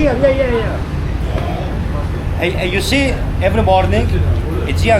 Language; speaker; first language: English; non-native, learner; Greek